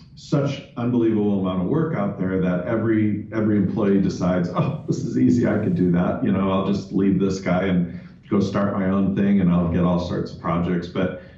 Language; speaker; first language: English; native; English